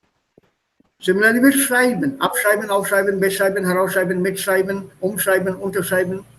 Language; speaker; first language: German; non-native, fluent; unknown